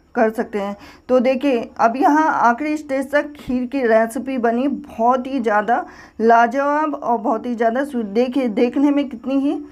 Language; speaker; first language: Hindi; native; Hindi